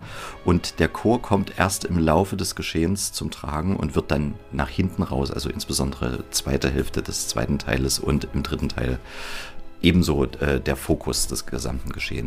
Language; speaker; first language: German; native; German